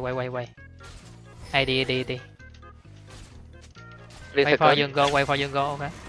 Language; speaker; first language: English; non-native, learner; Vietnamese